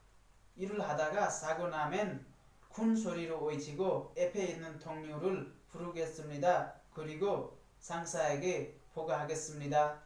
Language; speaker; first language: Korean; non-native, learner; Nepali